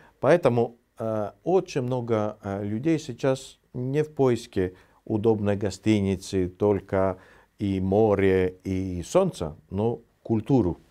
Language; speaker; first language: Russian; non-native, fluent; Greek